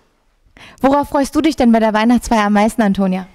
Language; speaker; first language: German; native; German